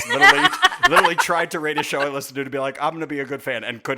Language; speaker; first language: English; native; English